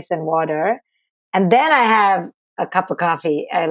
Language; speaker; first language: English; non-native, local second language; Hindi